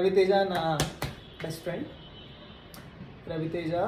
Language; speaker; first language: Telugu; non-native, learner; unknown